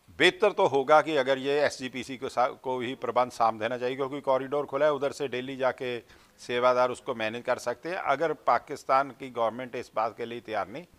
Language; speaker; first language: Hindi; non-native, local second language; Punjabi